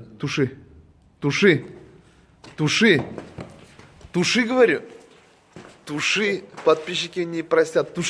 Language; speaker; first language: Russian; non-native, local second language; Tatar